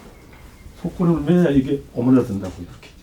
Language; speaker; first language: Korean; native; Korean